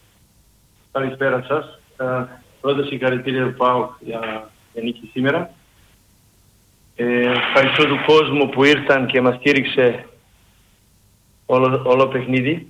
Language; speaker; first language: Greek; non-native, learner; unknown